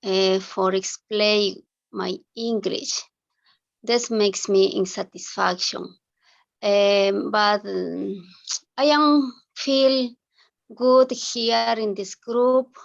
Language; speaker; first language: English; non-native, learner; Spanish